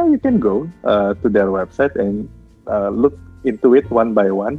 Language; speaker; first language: English; non-native, fluent; Indonesian